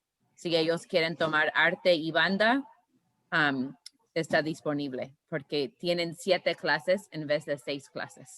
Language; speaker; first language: Spanish; early bilingual, heritage; Spanish